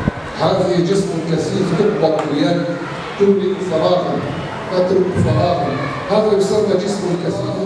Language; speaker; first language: Arabic; native; Arabic